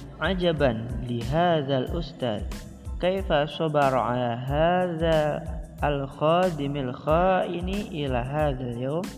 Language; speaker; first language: Arabic; non-native, learner; Indonesian